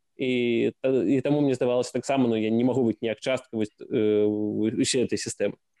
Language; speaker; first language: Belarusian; native; Belarusian